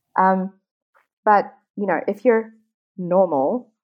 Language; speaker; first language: English; native; English